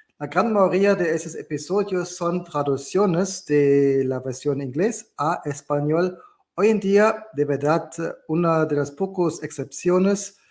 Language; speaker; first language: Spanish; non-native, learner; German